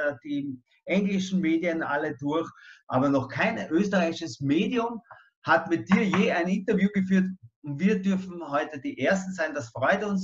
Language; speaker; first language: German; native; German